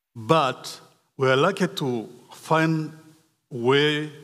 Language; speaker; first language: English; non-native, local second language; Kinyarwanda